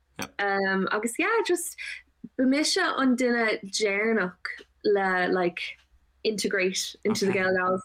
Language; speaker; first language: Irish; non-native, local second language; English